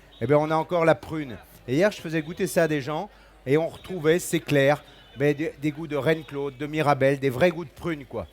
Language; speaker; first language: French; native; French